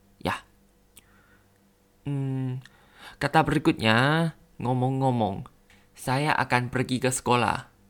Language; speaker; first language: Indonesian; non-native, learner; Thai